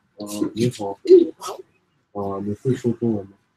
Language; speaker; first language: Chinese; non-native, learner; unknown